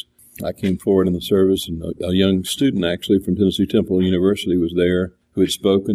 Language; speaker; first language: English; native; English